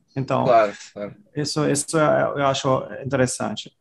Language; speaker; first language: Portuguese; non-native, fluent; German